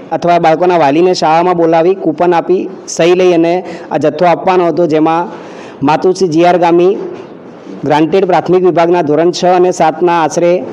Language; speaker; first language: Gujarati; native; Gujarati